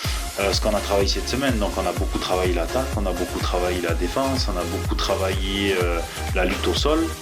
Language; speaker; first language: French; native; French